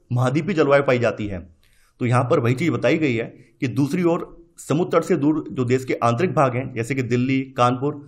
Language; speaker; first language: Hindi; native; Hindi